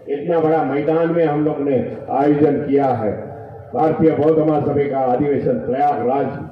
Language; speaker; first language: Hindi; non-native, local second language; Marathi